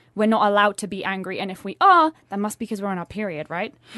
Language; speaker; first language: English; native; English